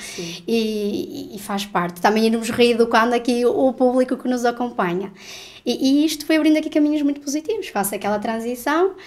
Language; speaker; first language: Portuguese; native; Portuguese